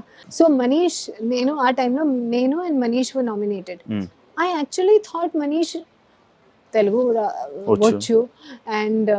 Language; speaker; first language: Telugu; non-native, learner; Hindi